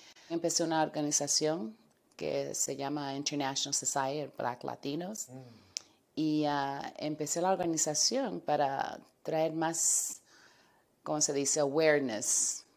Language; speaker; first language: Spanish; early bilingual, heritage; Spanish